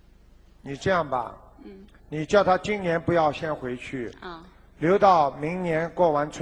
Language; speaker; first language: Chinese; native; Chinese